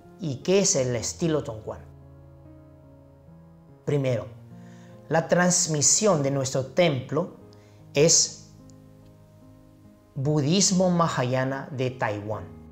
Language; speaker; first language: Spanish; non-native, fluent; Chinese